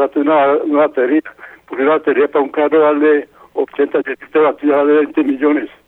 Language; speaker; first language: Spanish; native; Spanish